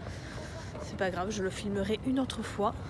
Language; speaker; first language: French; native; French